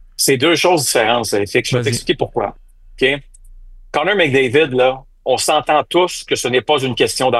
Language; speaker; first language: French; native; French